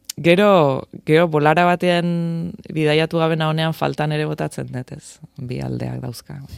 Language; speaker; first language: Basque; native; Basque